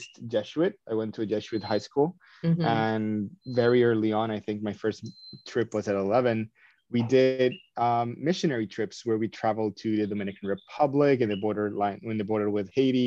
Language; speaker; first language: English; non-native, fluent; Spanish